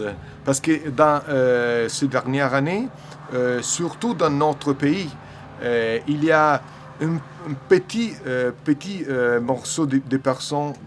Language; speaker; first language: French; non-native, learner; Italian